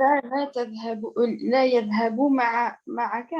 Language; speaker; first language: Arabic; non-native, learner; French